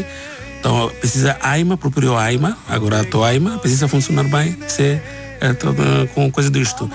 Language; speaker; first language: Portuguese; non-native, learner; Bangla